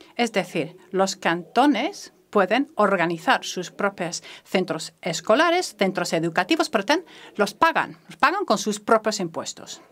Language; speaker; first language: Spanish; non-native, fluent; French